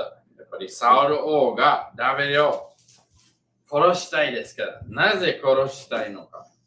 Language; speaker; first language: Japanese; non-native, learner; English